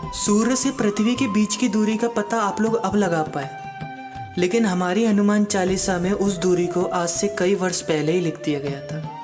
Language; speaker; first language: Hindi; native; Hindi